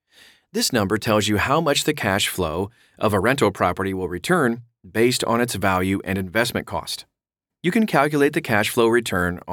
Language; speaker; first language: English; native; English